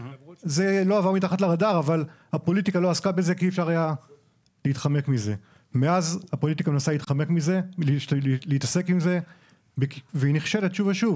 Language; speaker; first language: Hebrew; native; Hebrew